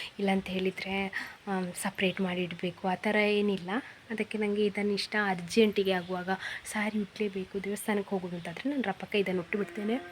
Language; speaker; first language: Kannada; non-native, local second language; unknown